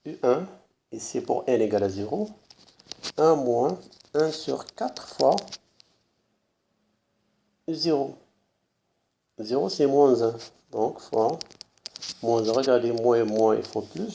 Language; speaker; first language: French; non-native, local second language; Arabic